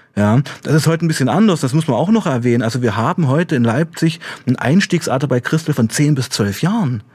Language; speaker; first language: German; native; German